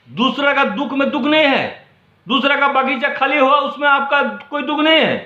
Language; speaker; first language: Hindi; non-native, local second language; Bangla